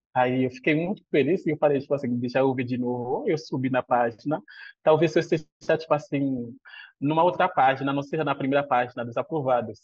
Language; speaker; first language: Portuguese; non-native, fluent; Haitian Creole